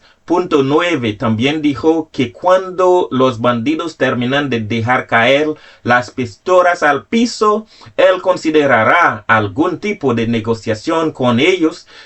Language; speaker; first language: Spanish; non-native, fluent; Haitian Creole